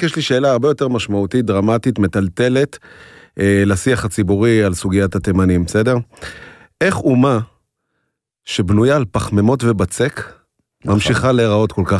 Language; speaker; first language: Hebrew; native; Hebrew